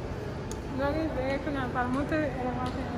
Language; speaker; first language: French; non-native, learner; Haitian Creole